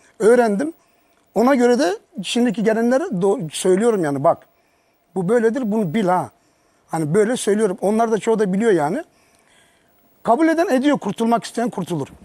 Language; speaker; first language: Turkish; early bilingual, heritage; Turkish